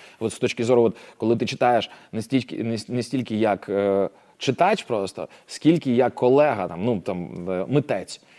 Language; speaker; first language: Ukrainian; non-native, local second language; Russian